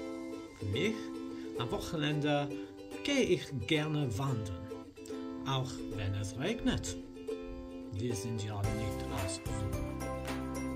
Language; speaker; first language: German; non-native, fluent; English